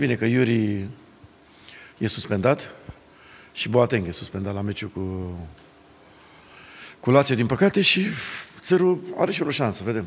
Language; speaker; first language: Romanian; native; Romanian